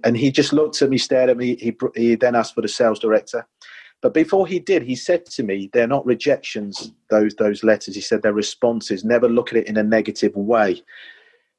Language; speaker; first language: English; native; English